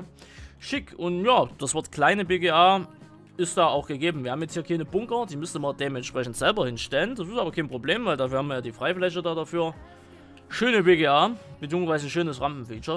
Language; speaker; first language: German; native; German